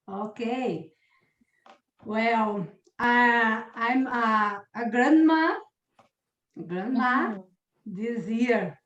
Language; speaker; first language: English; non-native, learner; Portuguese